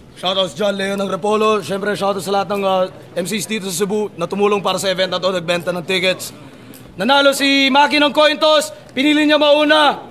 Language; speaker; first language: Filipino; non-native, local second language; Cebuano